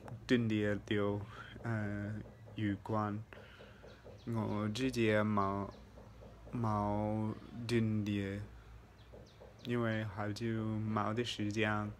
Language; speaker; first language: Chinese; non-native, fluent; English